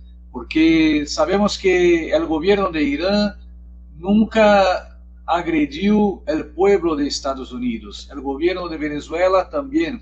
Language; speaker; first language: Spanish; non-native, learner; Portuguese